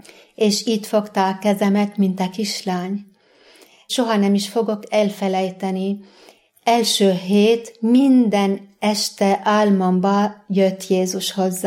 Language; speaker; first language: Hungarian; non-native, learner; Arabic